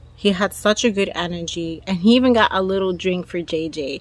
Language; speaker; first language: English; early bilingual, other home language; Spanish